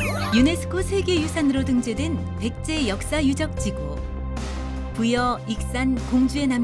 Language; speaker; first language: Korean; native; Korean